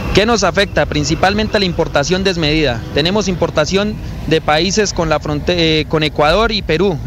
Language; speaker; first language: Spanish; native; Spanish